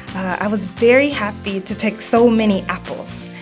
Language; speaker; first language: English; native; English